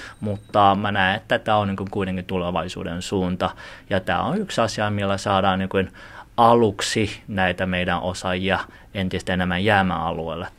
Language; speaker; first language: Finnish; early bilingual, other home language; Chinese